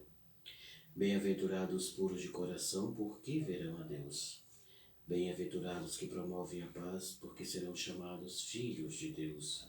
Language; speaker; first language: Portuguese; native; Portuguese